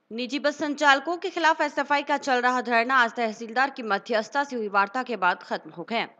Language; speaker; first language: Hindi; native; Hindi